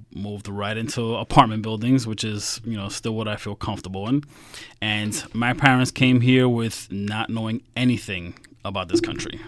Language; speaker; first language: English; native; English